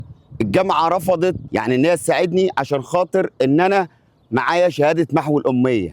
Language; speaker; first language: Arabic; native; Arabic